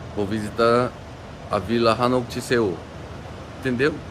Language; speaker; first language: Portuguese; non-native, learner; Korean